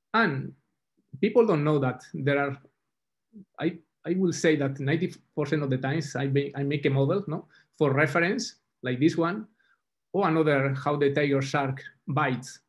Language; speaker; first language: English; non-native, fluent; Spanish